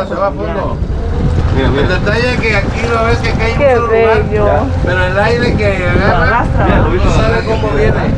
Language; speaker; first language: Spanish; native; Spanish